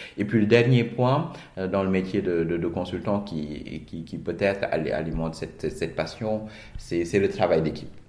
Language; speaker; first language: French; non-native, local second language; Wolof